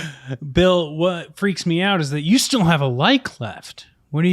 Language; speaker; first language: English; native; English